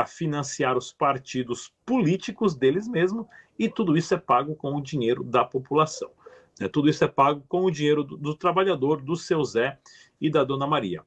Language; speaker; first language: Portuguese; native; Portuguese